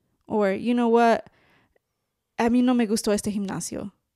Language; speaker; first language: Spanish; early bilingual, heritage; Spanish